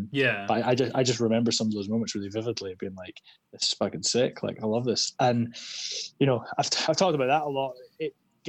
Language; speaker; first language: English; native; English